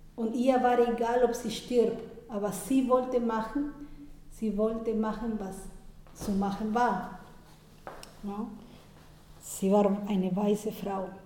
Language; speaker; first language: German; non-native, fluent; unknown